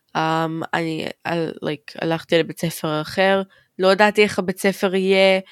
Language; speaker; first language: Hebrew; early bilingual, other home language; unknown